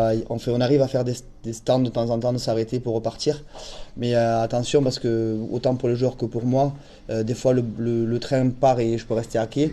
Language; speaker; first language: French; native; French